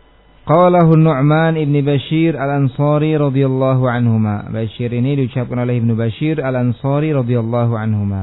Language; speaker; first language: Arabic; non-native, fluent; Indonesian